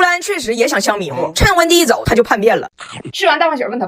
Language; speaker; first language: Chinese; native; Chinese